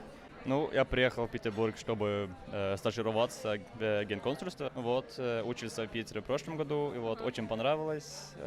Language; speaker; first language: Russian; non-native, fluent; Norwegian